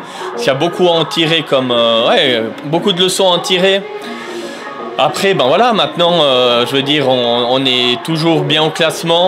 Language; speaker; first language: French; native; French